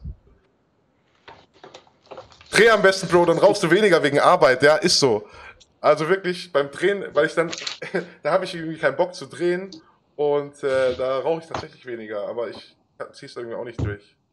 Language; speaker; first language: German; native; German